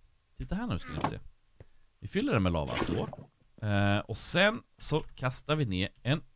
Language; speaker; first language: Swedish; native; Swedish